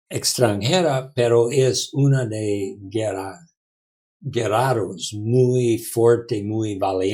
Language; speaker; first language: Spanish; non-native, learner; English